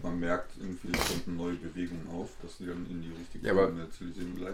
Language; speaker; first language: German; native; German